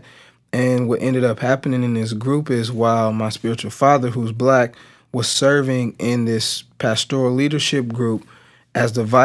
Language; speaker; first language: English; native; English